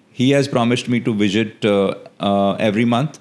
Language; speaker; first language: English; non-native, local second language; Gujarati